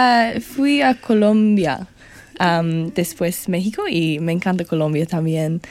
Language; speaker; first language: Spanish; non-native, learner; English